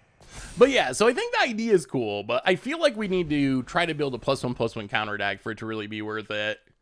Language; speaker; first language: English; native; English